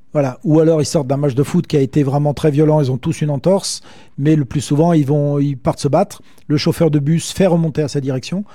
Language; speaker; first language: French; native; French